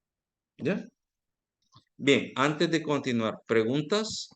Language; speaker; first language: Spanish; native; Spanish